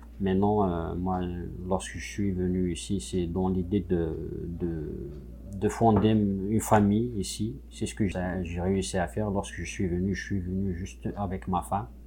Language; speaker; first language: French; non-native, local second language; Kabyle